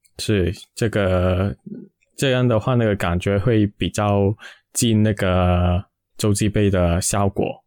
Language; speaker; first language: Chinese; non-native, local second language; Cantonese